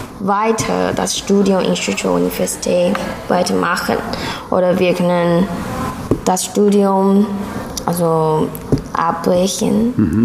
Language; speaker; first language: German; non-native, learner; Chinese